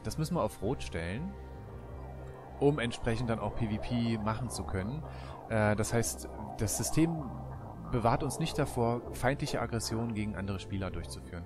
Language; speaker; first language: German; native; German